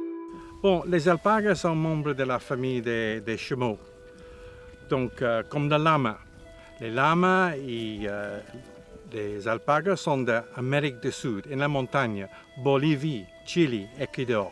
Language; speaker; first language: French; non-native, learner; English